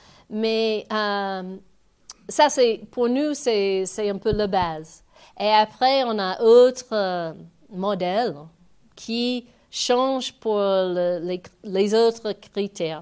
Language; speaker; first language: French; non-native, fluent; English